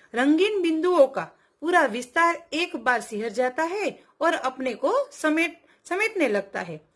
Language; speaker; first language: Hindi; non-native, local second language; Gujarati